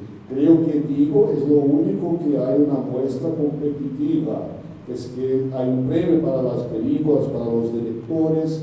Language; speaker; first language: Spanish; non-native, learner; Portuguese